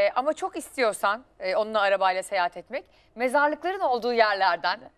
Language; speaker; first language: Turkish; native; Turkish